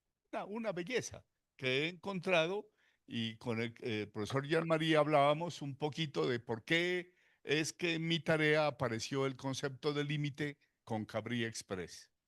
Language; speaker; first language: Spanish; native; Spanish